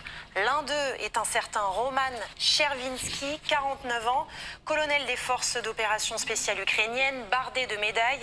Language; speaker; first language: French; native; French